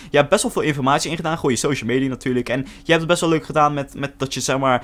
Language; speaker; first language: Dutch; early bilingual, other home language; Turkish